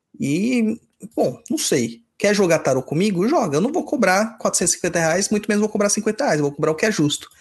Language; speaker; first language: Portuguese; native; Portuguese